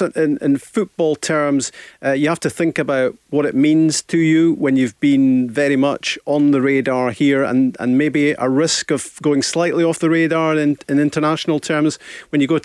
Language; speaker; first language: English; native; English